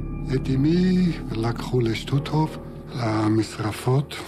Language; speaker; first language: Hebrew; non-native, fluent; Yiddish